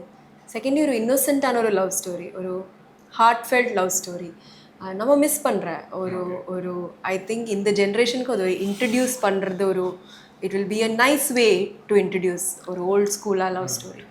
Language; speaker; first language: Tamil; early bilingual, heritage; Tamil